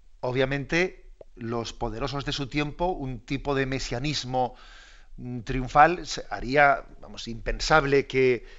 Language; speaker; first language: Spanish; native; Spanish